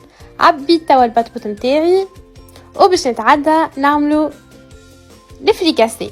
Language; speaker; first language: Arabic; native; Arabic